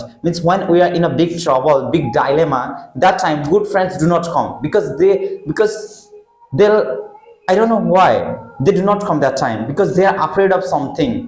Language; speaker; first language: English; non-native, fluent; Hindi